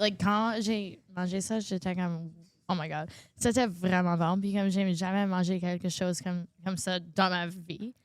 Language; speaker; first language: French; non-native, local second language; English